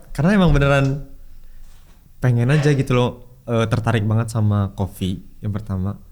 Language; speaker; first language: Indonesian; native; Indonesian